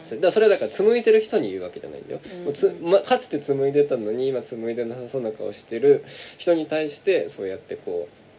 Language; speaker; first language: Japanese; native; Japanese